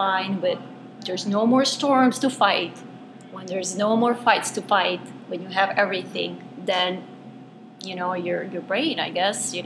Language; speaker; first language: English; non-native, fluent; Bosnian